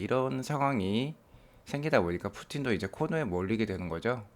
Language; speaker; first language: Korean; native; Korean